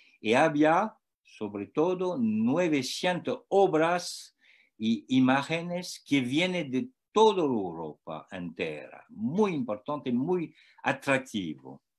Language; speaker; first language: Spanish; non-native, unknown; French